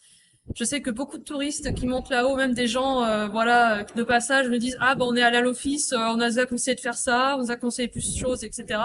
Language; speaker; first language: French; native; French